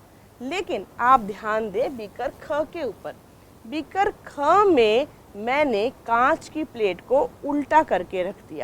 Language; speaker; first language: Hindi; native; Hindi